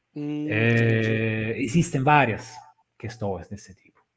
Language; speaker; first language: Portuguese; non-native, fluent; Italian